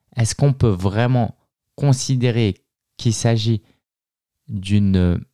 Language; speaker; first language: French; native; French